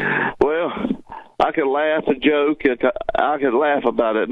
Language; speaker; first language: English; native; English